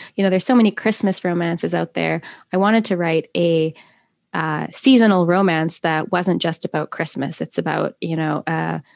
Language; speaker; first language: English; native; English